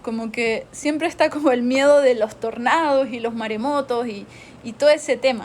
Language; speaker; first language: Spanish; native; Spanish